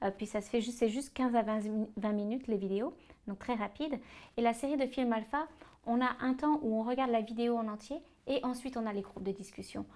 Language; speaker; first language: French; native; French